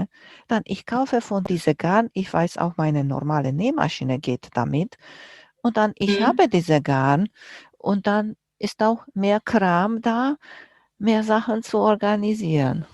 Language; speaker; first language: German; non-native, fluent; Romanian